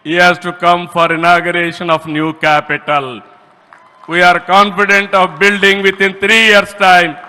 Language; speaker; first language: English; non-native, local second language; Telugu